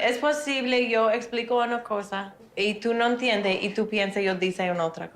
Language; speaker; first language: Spanish; non-native, learner; English